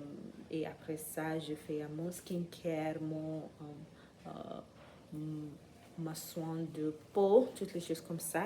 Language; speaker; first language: French; non-native, learner; English